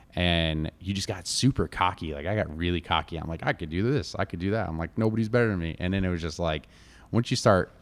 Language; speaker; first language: English; native; English